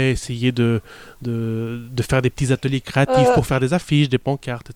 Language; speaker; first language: French; early bilingual, other home language; Spanish